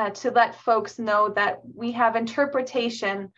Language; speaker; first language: English; native; English